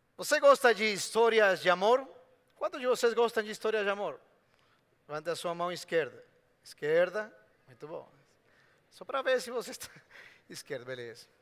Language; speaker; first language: Portuguese; non-native, fluent; Spanish